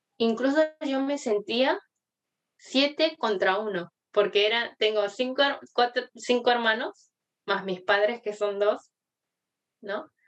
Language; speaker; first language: Spanish; early bilingual, other home language; Korean